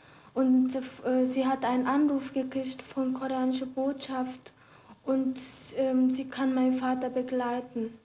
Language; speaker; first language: German; non-native, fluent; Korean